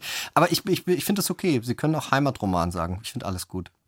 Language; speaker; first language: German; native; German